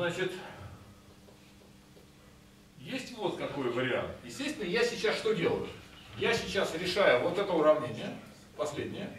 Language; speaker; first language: Russian; native; Russian